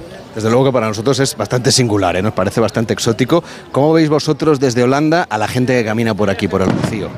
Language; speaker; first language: Spanish; native; Spanish